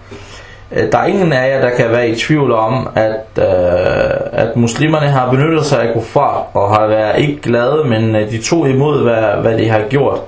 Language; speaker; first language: Danish; early bilingual, other home language; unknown